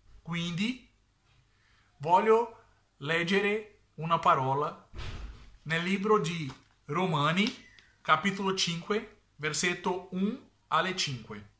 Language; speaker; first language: Italian; non-native, learner; Portuguese